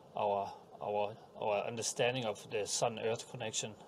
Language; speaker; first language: English; non-native, fluent; Danish